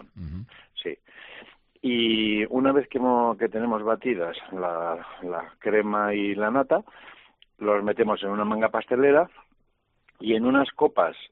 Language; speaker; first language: Spanish; native; Spanish